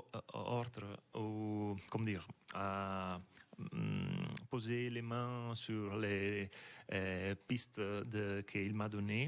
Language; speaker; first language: French; non-native, fluent; Italian